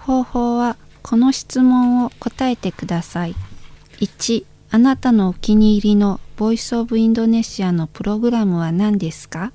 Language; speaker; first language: Japanese; non-native, fluent; Indonesian